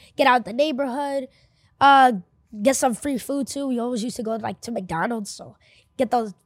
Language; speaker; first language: English; early bilingual, other home language; Spanish